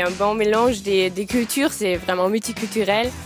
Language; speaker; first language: French; non-native, learner; German